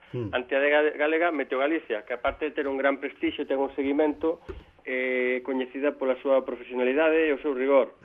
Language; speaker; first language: Galician; native; Galician